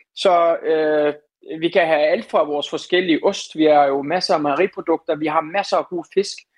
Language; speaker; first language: Danish; early bilingual, other home language; Turkish